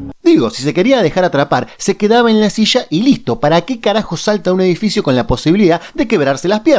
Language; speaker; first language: Spanish; native; Spanish